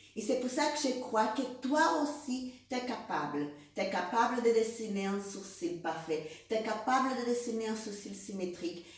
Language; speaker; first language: French; non-native, fluent; Portuguese